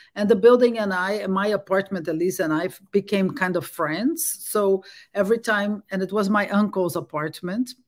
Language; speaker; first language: English; non-native, fluent; Portuguese